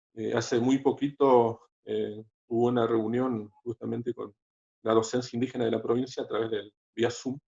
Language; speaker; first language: Spanish; non-native, local second language; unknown